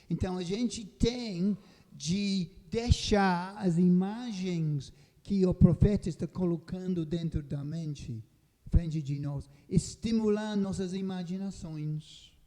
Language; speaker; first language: Portuguese; non-native, fluent; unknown